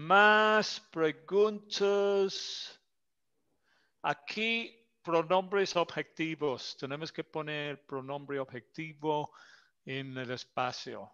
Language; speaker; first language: Spanish; non-native, fluent; English